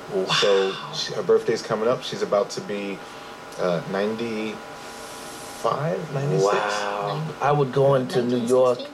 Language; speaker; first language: English; native; English